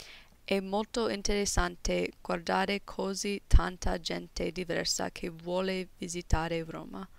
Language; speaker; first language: Italian; non-native, learner; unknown